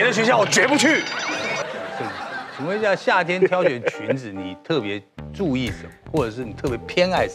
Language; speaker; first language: Chinese; native; Chinese